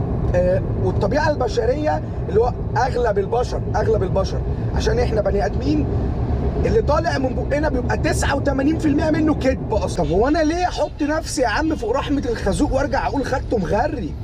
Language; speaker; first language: Arabic; native; Arabic